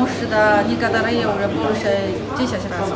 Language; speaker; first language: Russian; non-native, learner; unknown